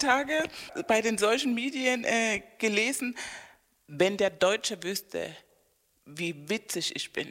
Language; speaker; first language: German; non-native, fluent; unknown